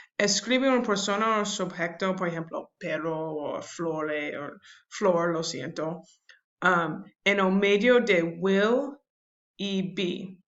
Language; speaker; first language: Spanish; non-native, learner; English